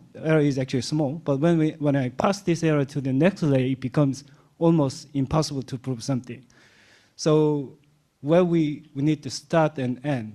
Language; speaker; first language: English; non-native, fluent; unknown